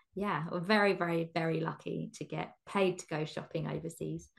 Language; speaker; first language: English; native; English